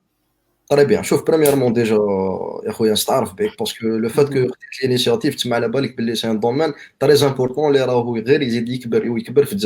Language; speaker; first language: Arabic; native; Arabic